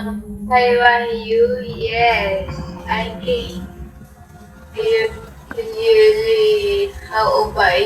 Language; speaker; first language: English; non-native, local second language; Malay